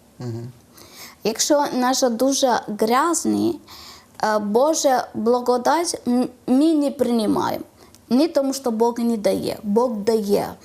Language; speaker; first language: Ukrainian; non-native, learner; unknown